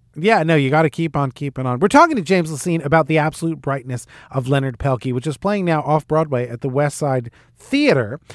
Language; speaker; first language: English; native; English